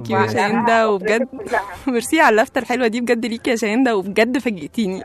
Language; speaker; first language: Arabic; native; Arabic